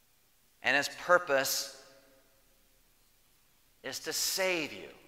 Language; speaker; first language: English; native; English